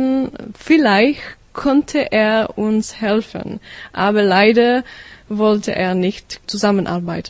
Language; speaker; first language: German; non-native, learner; Czech